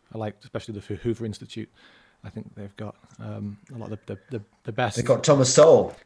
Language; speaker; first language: English; native; English